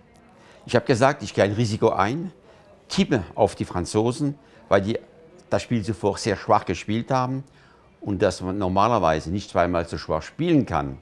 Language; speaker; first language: German; non-native, fluent; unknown